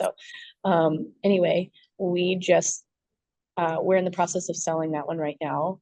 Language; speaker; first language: English; native; English